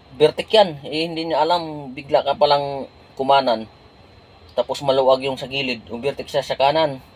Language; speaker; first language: Filipino; non-native, local second language; Cebuano